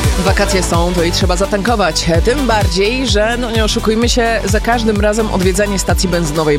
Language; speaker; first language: Polish; native; Polish